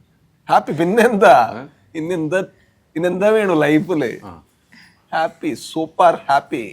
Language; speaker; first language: Malayalam; non-native, learner; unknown